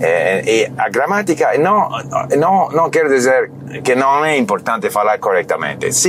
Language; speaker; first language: Portuguese; non-native, learner; English